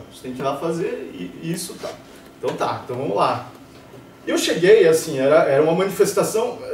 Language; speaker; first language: Portuguese; native; Portuguese